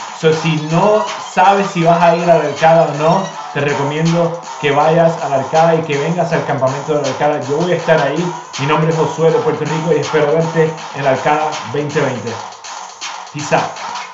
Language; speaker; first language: Spanish; native; Spanish